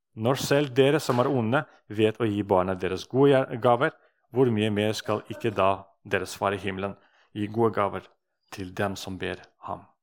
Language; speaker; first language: Norwegian; non-native, fluent; Russian